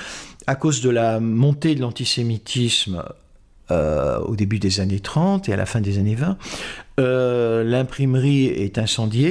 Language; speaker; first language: French; native; French